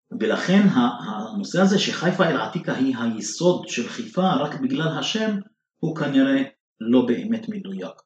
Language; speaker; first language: Hebrew; non-native, local second language; Arabic